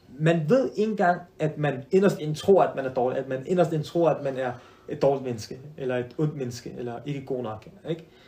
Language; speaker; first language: Danish; early bilingual, other home language; Arabic